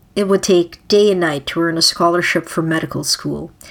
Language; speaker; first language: English; non-native, local second language; Filipino